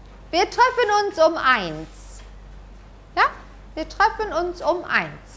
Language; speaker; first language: German; native; German